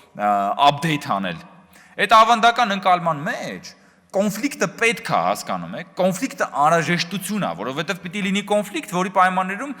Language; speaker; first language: Armenian; native; Armenian